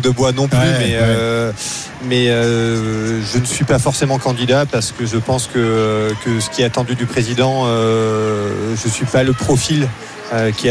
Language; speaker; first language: French; native; French